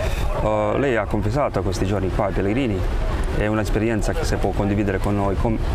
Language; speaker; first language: Italian; non-native, fluent; Croatian